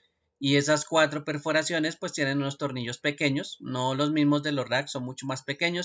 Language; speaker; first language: Spanish; native; Spanish